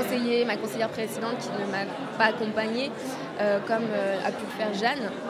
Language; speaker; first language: French; native; French